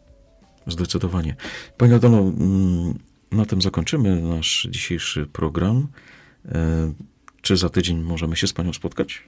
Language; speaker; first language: Polish; native; Polish